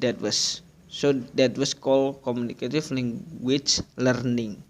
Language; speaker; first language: English; non-native, learner; Indonesian